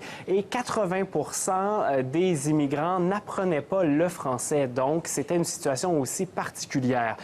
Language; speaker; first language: French; native; French